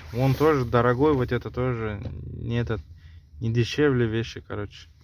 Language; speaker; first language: Russian; non-native, local second language; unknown